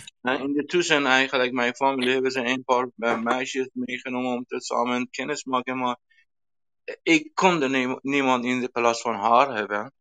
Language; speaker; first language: Dutch; non-native, learner; Persian